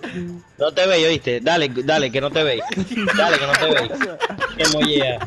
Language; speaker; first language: Spanish; native; Spanish